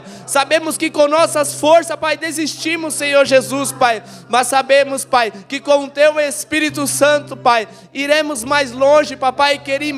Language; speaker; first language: Portuguese; native; Portuguese